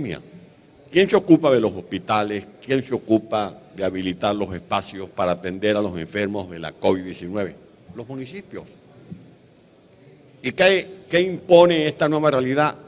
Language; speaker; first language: Spanish; native; Spanish